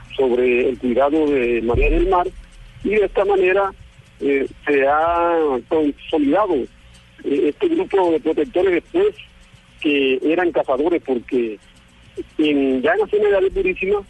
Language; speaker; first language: Spanish; native; Spanish